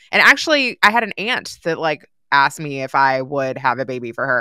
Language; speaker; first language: English; native; English